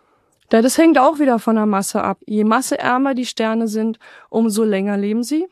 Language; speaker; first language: German; native; German